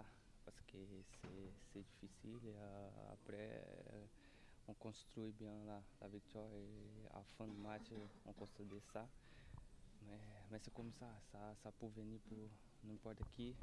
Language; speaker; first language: French; non-native, learner; Portuguese